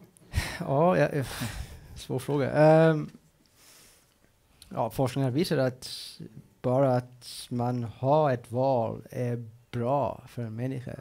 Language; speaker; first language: Swedish; non-native, fluent; English